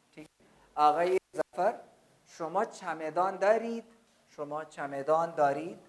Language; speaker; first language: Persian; non-native, fluent; Urdu